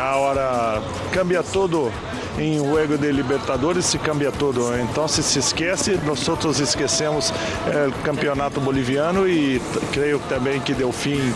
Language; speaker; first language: Spanish; non-native, learner; Portuguese